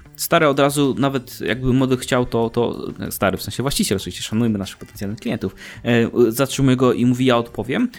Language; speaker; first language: Polish; native; Polish